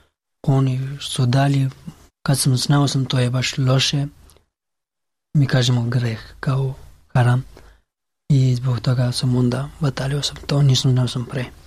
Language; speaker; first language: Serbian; non-native, learner; Pashto